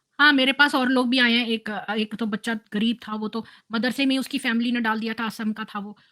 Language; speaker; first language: Hindi; native; Hindi